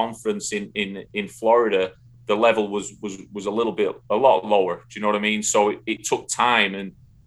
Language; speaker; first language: English; native; English